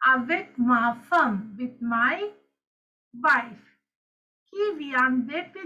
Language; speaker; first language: French; non-native, fluent; Sinhala